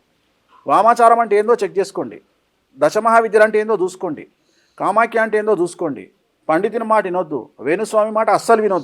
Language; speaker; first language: Telugu; native; Telugu